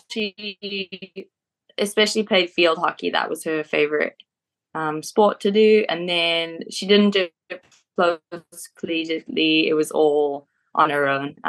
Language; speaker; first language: English; native; English